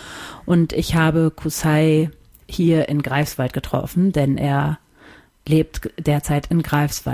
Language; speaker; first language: German; native; German